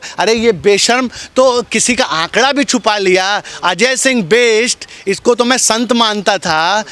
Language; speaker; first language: Hindi; native; Hindi